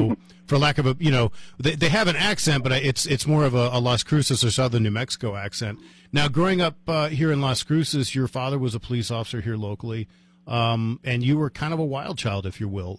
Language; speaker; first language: English; native; English